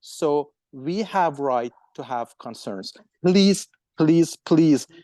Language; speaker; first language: English; non-native, fluent; Persian